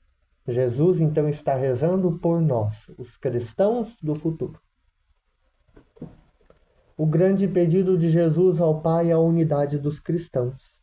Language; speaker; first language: Portuguese; native; Portuguese